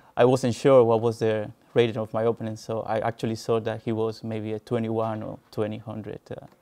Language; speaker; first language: English; non-native, fluent; Spanish